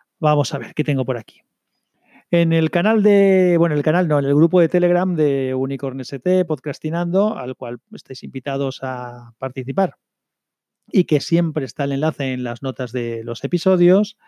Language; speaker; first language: Spanish; native; Spanish